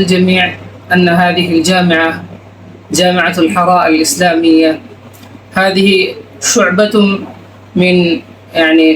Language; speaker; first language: Arabic; non-native, fluent; Bangla